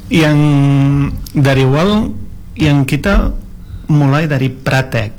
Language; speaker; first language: Indonesian; non-native, learner; Spanish